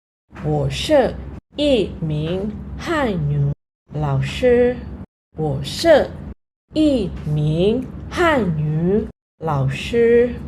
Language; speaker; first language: Chinese; non-native, fluent; Indonesian